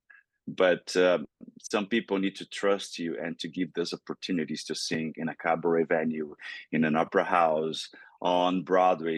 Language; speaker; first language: English; non-native, fluent; Portuguese